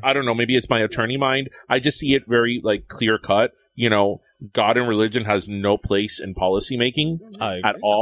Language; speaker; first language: English; early bilingual, other home language; Spanish